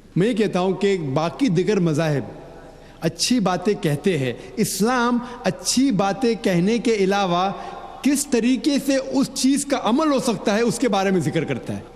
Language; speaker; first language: Urdu; non-native, local second language; Konkani